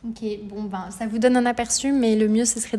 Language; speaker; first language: French; native; French